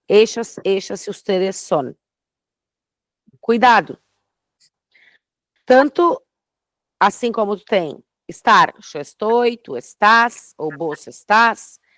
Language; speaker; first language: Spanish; non-native, fluent; Portuguese